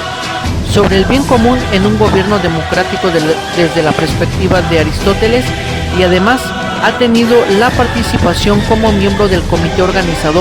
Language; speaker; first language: Spanish; native; Spanish